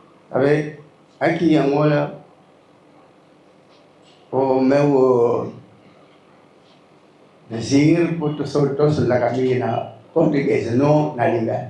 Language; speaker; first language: Portuguese; non-native, learner; Lingala